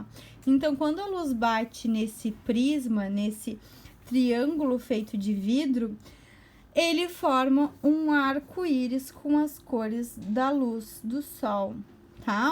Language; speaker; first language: Portuguese; native; Portuguese